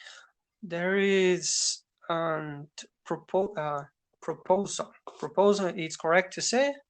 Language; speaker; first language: English; non-native, learner; Portuguese